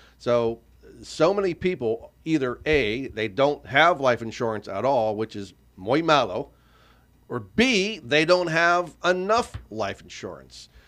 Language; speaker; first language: English; native; English